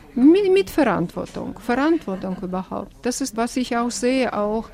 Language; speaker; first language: German; non-native, fluent; Russian